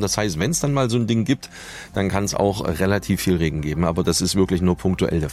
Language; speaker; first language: German; native; German